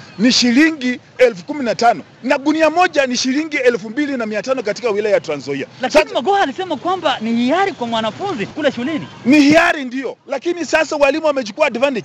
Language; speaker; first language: Swahili; non-native, local second language; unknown